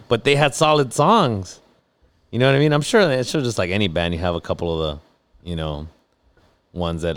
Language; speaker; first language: English; native; English